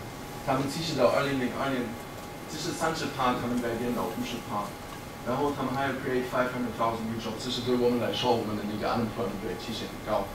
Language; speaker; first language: Chinese; non-native, fluent; German